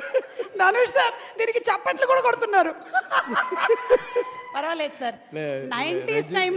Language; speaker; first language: Telugu; native; Telugu